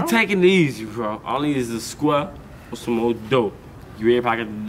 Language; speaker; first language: English; native; English